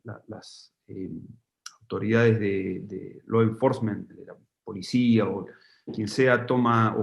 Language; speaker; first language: Spanish; native; Spanish